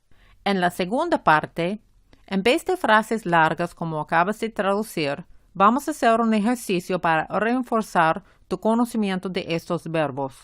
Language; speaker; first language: Spanish; non-native, fluent; English